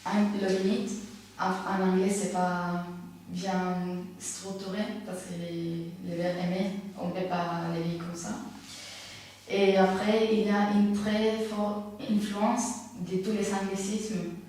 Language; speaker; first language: French; non-native, fluent; Spanish